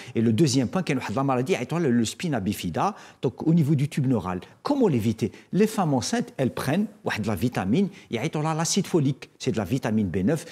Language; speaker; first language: French; non-native, local second language; Arabic